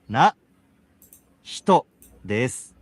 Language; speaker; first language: Japanese; non-native, learner; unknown